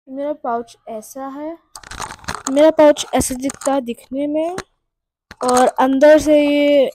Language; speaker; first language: Hindi; non-native, local second language; Urdu